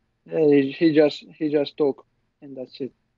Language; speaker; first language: English; non-native, learner; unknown